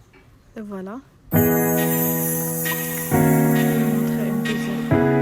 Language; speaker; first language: French; non-native, local second language; Arabic